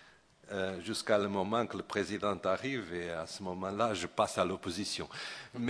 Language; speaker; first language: French; non-native, fluent; Portuguese